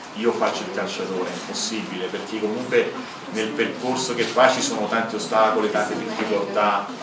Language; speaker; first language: Italian; native; Italian